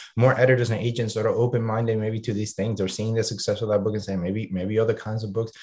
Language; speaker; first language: English; non-native, fluent; Spanish